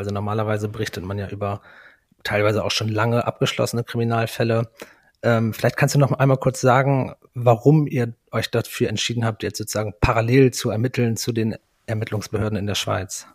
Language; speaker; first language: German; native; German